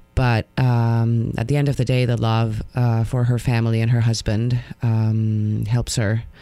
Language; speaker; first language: English; non-native, fluent; Spanish